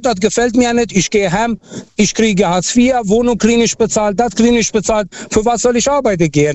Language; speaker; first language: German; non-native, fluent; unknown